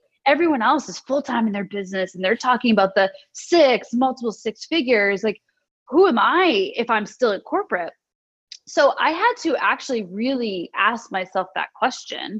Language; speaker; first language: English; native; English